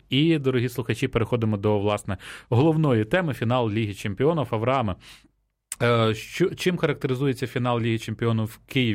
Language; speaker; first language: Ukrainian; native; Ukrainian